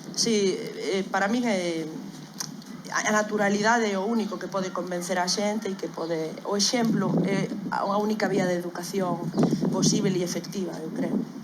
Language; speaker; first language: Galician; non-native, local second language; Spanish